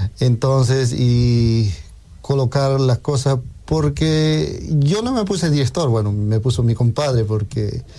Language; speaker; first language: Spanish; native; Spanish